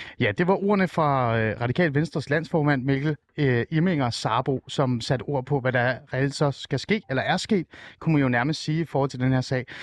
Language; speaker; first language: Danish; early bilingual, other home language; Persian